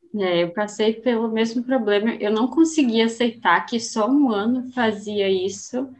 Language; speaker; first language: Portuguese; native; Portuguese